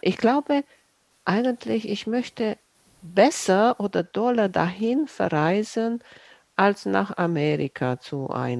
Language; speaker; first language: German; non-native, fluent; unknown